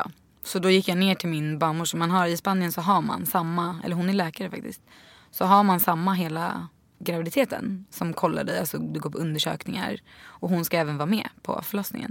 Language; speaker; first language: Swedish; native; Swedish